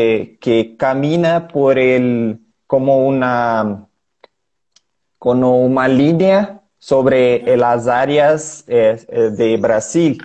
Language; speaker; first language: Spanish; non-native, learner; Portuguese